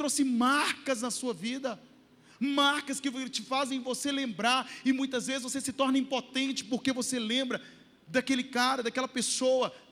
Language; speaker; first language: Portuguese; native; Portuguese